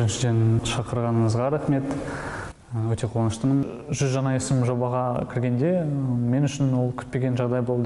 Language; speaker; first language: Kazakh; non-native, local second language; Russian